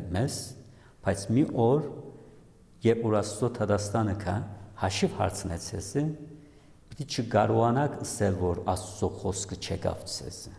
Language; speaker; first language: Armenian; early bilingual, heritage; Armenian